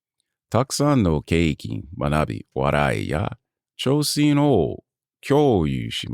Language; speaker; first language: Japanese; non-native, learner; English